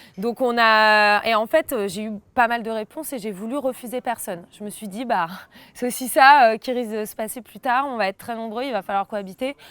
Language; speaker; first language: French; native; French